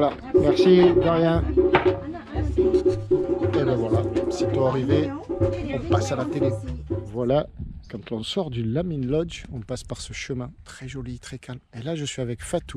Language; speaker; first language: French; native; French